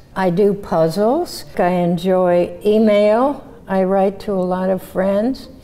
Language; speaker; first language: English; native; English